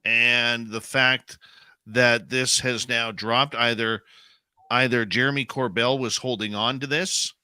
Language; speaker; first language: English; native; English